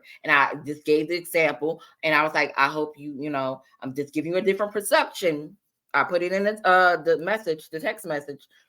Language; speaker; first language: English; native; English